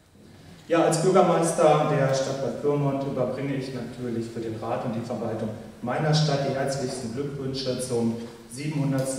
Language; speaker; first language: German; native; German